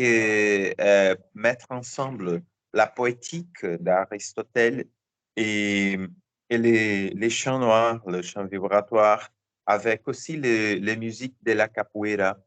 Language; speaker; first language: French; non-native, learner; Portuguese